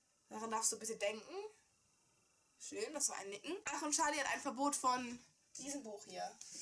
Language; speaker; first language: German; native; German